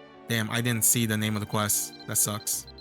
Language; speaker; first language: English; native; English